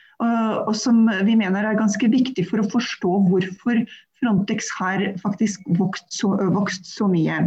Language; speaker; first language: Norwegian; non-native, fluent; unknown